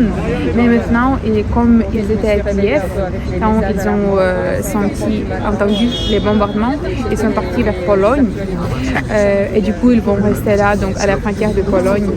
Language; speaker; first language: French; non-native, learner; Ukrainian